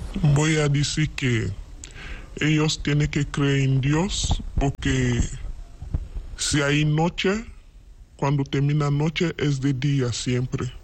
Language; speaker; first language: Spanish; non-native, learner; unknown